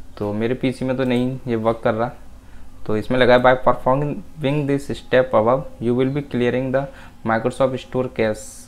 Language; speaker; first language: Hindi; native; Hindi